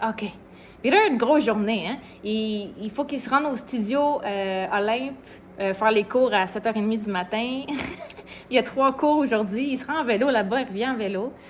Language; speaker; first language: French; native; French